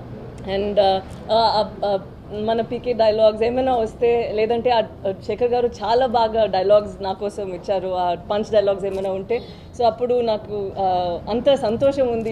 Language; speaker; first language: Telugu; non-native, local second language; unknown